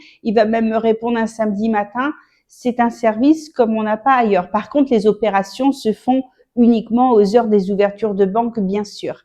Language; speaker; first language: French; native; French